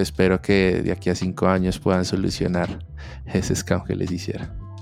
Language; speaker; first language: Spanish; native; Spanish